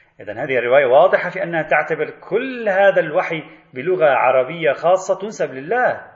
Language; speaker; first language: Arabic; native; Arabic